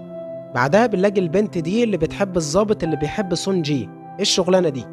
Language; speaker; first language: Arabic; native; Arabic